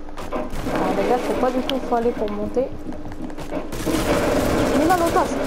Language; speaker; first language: French; native; French